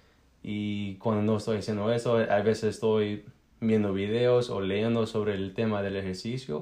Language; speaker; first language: Spanish; early bilingual, heritage; Spanish